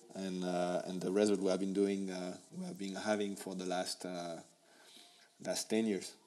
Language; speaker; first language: English; non-native, fluent; French